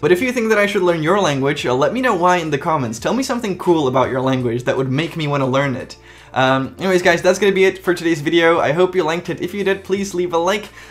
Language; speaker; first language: English; non-native, fluent; Czech